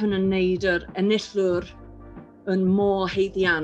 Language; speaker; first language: Welsh; non-native, learner; English